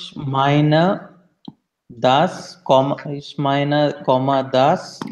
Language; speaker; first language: German; non-native, learner; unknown